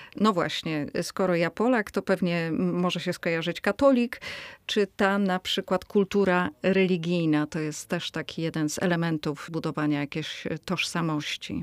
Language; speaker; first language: Polish; native; Polish